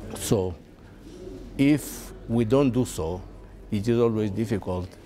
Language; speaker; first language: English; non-native, fluent; Portuguese